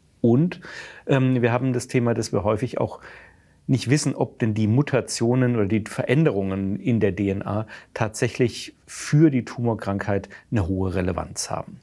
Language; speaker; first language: German; native; German